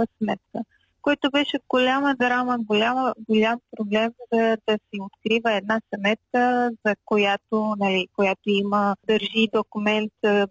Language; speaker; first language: Bulgarian; non-native, fluent; Persian